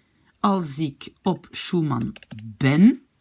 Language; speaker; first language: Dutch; non-native, fluent; French